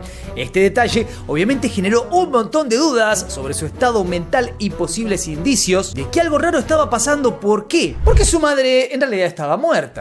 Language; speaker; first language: Spanish; native; Spanish